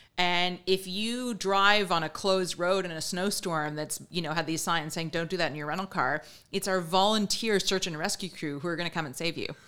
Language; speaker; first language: English; native; English